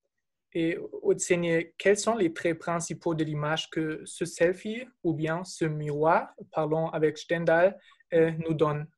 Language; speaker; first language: French; non-native, fluent; German